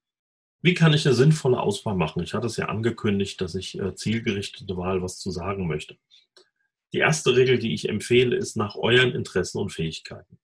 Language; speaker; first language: German; native; German